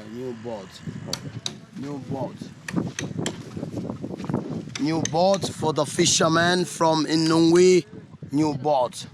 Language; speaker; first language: English; non-native, learner; Swahili